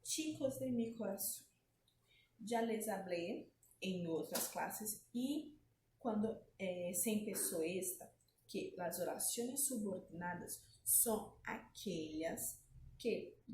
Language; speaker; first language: Spanish; non-native, fluent; Portuguese